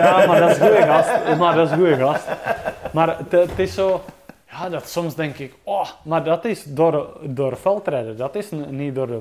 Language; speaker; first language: Dutch; non-native, fluent; Czech